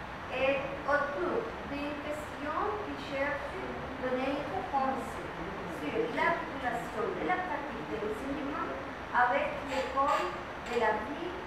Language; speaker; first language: French; non-native, fluent; Spanish